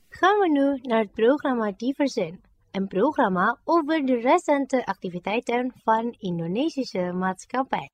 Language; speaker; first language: Dutch; non-native, learner; Indonesian